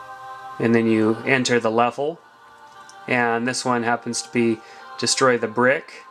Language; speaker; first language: English; native; English